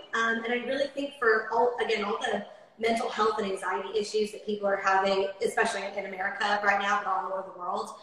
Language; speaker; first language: English; native; English